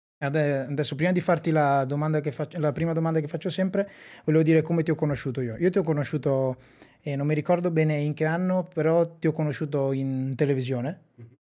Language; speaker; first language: Italian; native; Italian